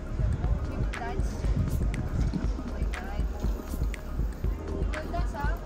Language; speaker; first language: English; non-native, local second language; Filipino